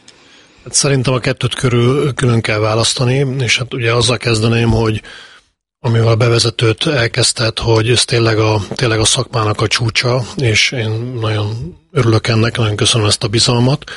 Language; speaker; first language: Hungarian; native; Hungarian